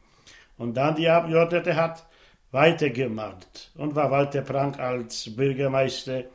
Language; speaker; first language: German; non-native, local second language; Polish